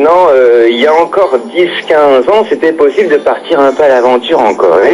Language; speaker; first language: French; native; French